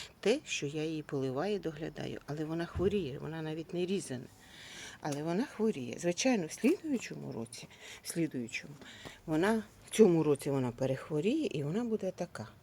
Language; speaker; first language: Ukrainian; native; Ukrainian